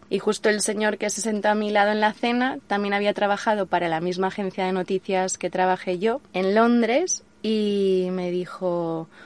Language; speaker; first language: Spanish; native; Spanish